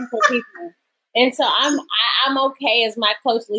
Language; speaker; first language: English; native; English